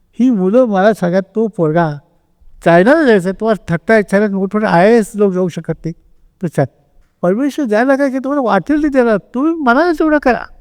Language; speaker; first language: Marathi; native; Marathi